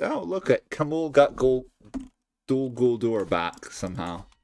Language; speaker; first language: English; native; English